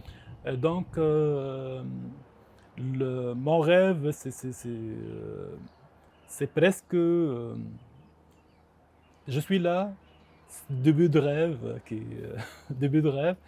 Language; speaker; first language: French; non-native, local second language; Arabic